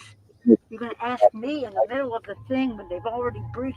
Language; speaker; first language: English; native; English